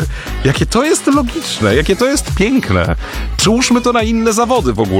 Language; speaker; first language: Polish; native; Polish